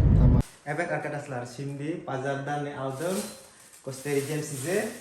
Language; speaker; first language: Turkish; non-native, fluent; Indonesian